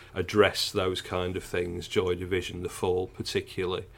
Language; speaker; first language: English; native; English